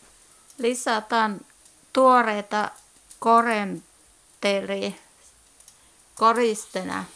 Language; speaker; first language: Finnish; non-native, learner; Thai